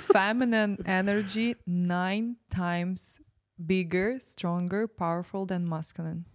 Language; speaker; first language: English; non-native, fluent; Ukrainian